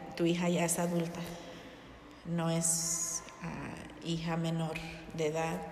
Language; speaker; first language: Spanish; early bilingual, heritage; Spanish